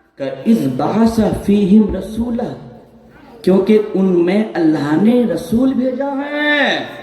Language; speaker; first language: Urdu; native; Urdu